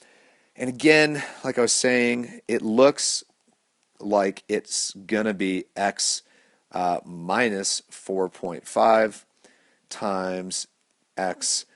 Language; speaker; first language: English; native; English